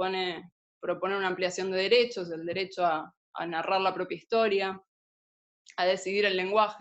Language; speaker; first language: Spanish; native; Spanish